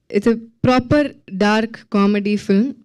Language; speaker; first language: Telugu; non-native, local second language; Malayalam